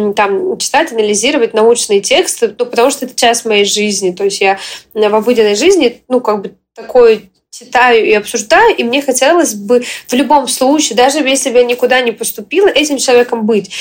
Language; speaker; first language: Russian; non-native, fluent; Ukrainian